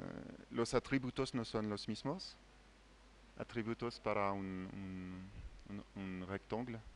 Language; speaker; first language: Spanish; non-native, fluent; French